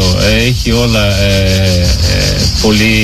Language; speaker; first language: Greek; non-native, learner; Portuguese